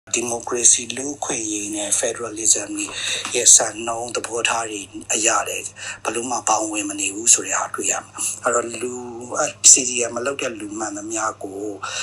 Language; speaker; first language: Burmese; native; Burmese